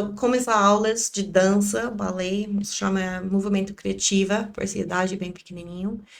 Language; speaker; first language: Portuguese; non-native, learner; English